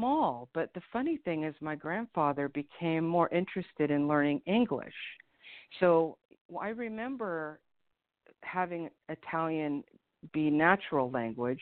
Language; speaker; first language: English; native; English